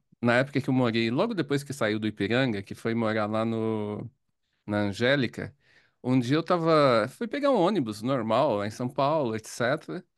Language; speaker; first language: Portuguese; native; Portuguese